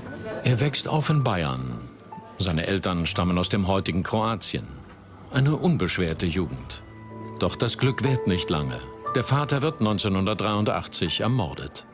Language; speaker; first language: German; native; German